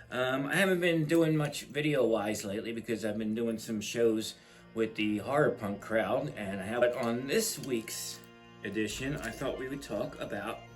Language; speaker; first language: English; native; English